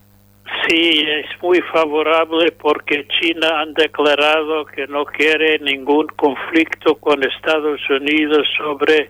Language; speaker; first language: Spanish; non-native, fluent; English